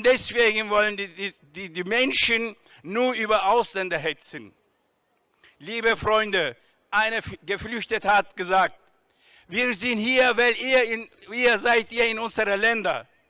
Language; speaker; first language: German; non-native, fluent; Turkish